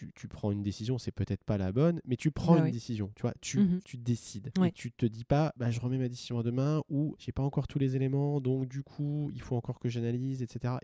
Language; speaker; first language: French; native; French